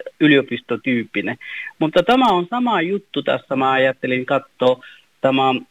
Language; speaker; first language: Finnish; non-native, fluent; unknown